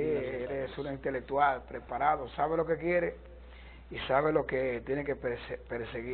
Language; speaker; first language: Spanish; native; Spanish